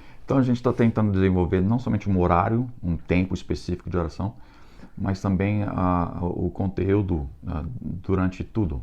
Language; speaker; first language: Portuguese; non-native, fluent; English